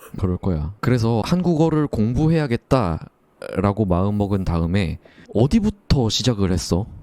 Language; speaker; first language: Korean; native; Korean